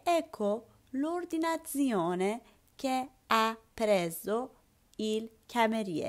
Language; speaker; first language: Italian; non-native, fluent; Persian